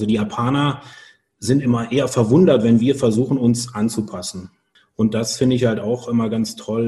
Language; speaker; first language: German; native; German